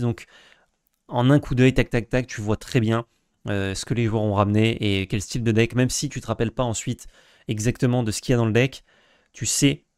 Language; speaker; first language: French; native; French